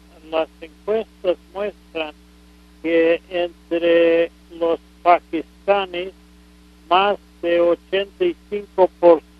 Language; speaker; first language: Spanish; non-native, fluent; English